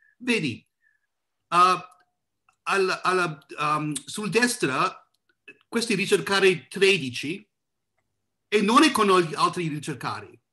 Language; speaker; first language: Italian; non-native, learner; English